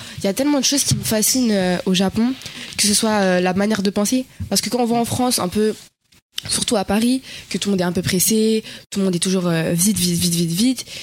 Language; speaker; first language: French; native; French